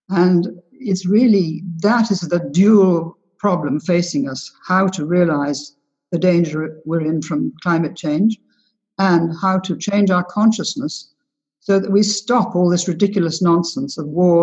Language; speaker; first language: English; native; English